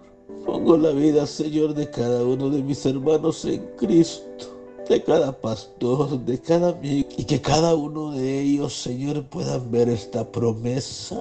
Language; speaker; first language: Spanish; native; Spanish